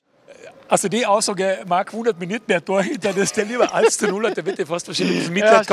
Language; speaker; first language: German; native; German